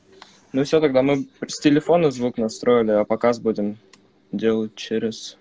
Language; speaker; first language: Russian; native; Russian